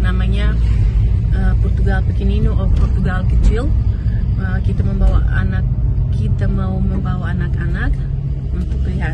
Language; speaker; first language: Indonesian; non-native, local second language; Tetum